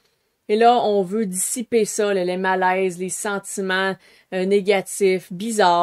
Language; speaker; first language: French; native; French